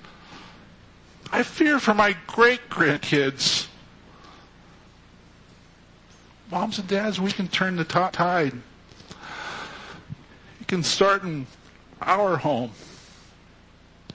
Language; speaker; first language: English; native; English